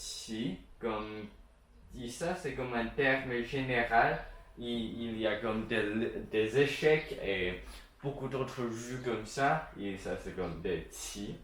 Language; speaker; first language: French; non-native, learner; Chinese